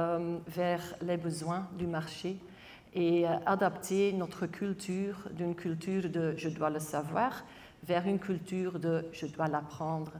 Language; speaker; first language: French; non-native, local second language; Dutch